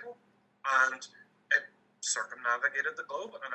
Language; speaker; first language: English; native; English